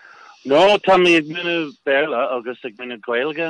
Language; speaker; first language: Irish; non-native, local second language; English